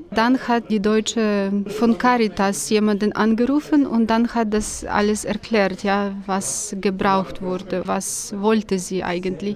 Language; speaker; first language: German; non-native, fluent; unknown